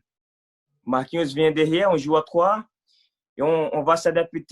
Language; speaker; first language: French; non-native, fluent; Portuguese